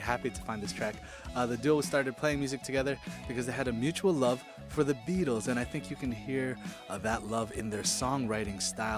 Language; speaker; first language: English; native; English